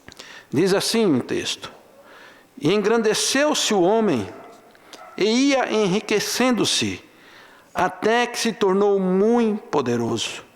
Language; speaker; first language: Portuguese; native; Portuguese